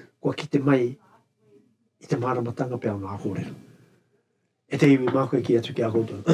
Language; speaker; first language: Māori; native; Māori